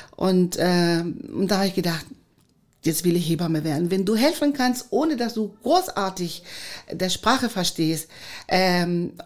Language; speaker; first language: German; non-native, fluent; Spanish